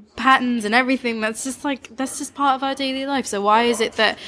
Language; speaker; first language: English; early bilingual, other home language; Hindi